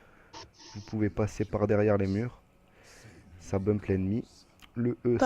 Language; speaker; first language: French; native; French